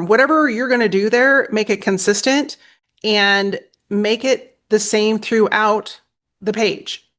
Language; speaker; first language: English; native; English